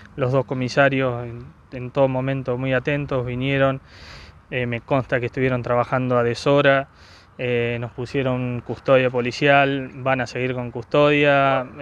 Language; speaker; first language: Spanish; native; Spanish